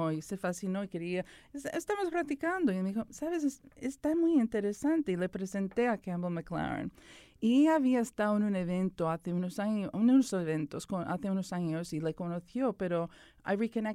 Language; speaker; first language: Spanish; early bilingual, heritage; Spanish